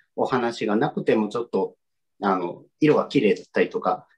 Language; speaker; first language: Japanese; native; Japanese